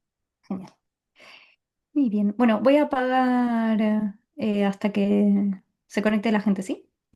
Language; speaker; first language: Spanish; native; Spanish